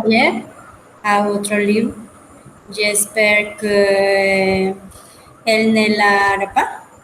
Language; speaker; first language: French; non-native, learner; Spanish